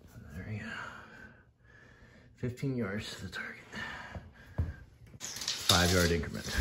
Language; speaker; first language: English; native; English